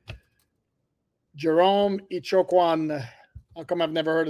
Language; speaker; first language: English; non-native, fluent; French